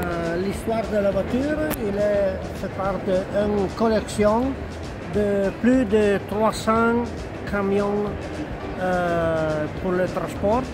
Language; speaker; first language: French; non-native, learner; Italian